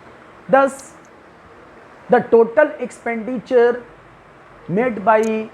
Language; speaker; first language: English; non-native, local second language; Hindi